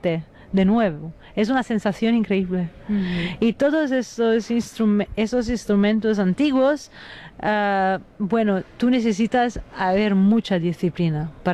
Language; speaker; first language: Spanish; non-native, fluent; Italian